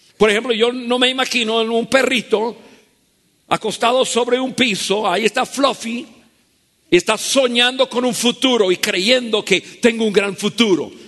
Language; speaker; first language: Spanish; non-native, fluent; English